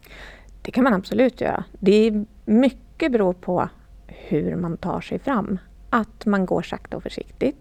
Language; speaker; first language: Swedish; native; Swedish